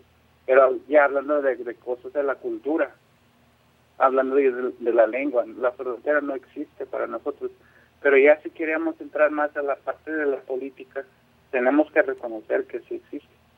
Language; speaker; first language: Spanish; non-native, local second language; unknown